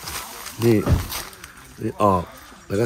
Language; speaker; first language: Thai; native; Thai